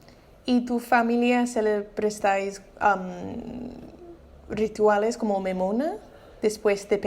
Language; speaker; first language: Spanish; non-native, learner; English